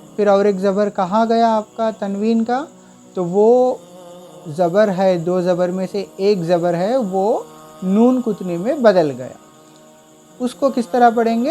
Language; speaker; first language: Urdu; native; Urdu